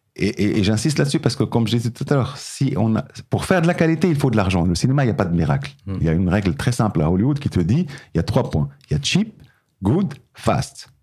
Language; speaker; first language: French; non-native, local second language; Arabic